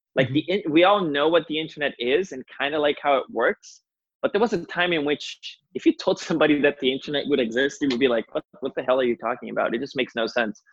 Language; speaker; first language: English; non-native, fluent; Portuguese